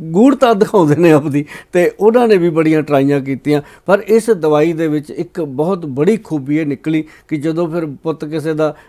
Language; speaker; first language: Punjabi; native; Punjabi